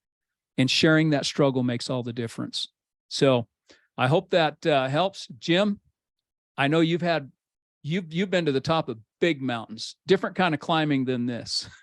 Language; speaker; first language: English; native; English